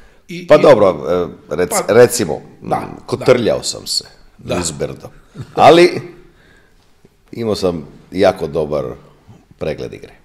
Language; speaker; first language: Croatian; non-native, fluent; Italian